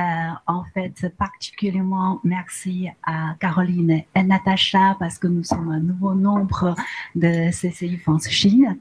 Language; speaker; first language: French; non-native, learner; Chinese